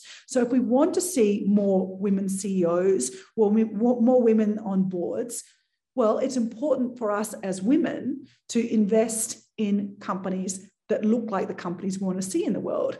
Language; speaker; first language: English; native; English